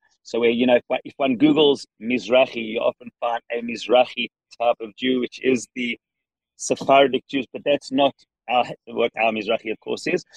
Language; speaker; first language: English; native; English